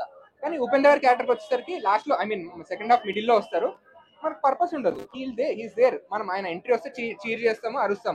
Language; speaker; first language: Telugu; native; Telugu